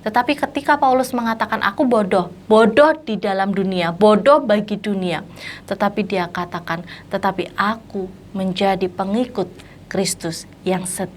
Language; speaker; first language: Indonesian; native; Indonesian